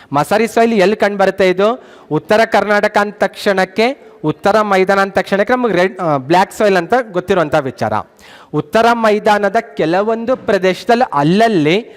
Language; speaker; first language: Kannada; native; Kannada